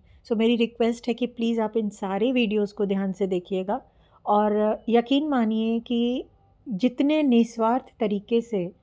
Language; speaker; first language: Hindi; native; Hindi